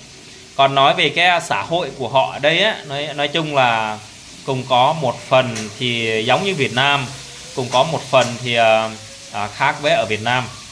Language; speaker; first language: Vietnamese; non-native, local second language; Jarai